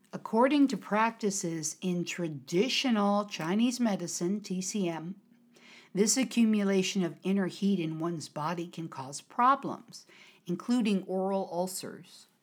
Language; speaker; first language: English; native; English